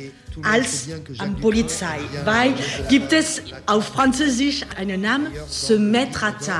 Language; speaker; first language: German; non-native, learner; French